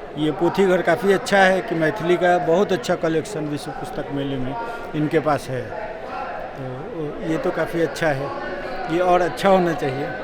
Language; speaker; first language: Hindi; non-native, local second language; Bhojpuri